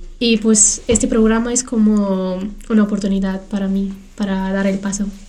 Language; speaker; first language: Spanish; early bilingual, other home language; Tachelhit